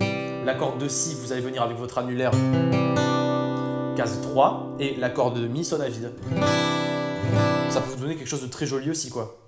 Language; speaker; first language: French; native; French